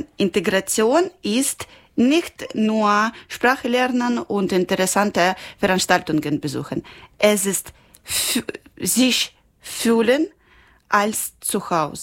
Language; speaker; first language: German; non-native, learner; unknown